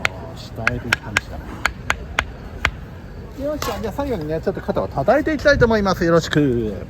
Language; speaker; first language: Japanese; native; Japanese